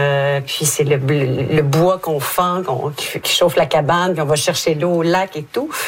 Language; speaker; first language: French; native; French